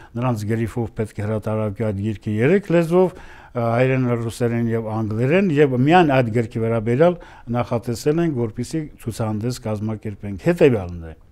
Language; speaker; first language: Armenian; native; Armenian